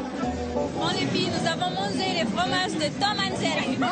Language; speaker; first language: French; non-native, fluent; Arabic